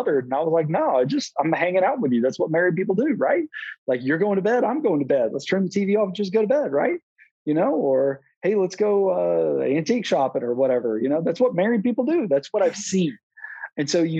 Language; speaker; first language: English; native; English